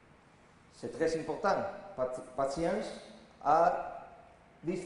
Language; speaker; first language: French; non-native, learner; Spanish